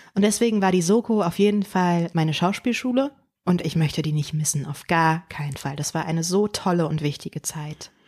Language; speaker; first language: German; early bilingual, other home language; Polish